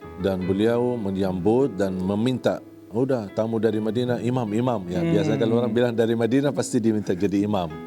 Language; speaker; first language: Indonesian; non-native, fluent; Arabic